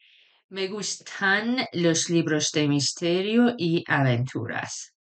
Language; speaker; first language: Spanish; non-native, fluent; Persian